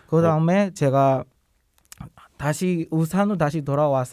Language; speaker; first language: Korean; non-native, learner; Burmese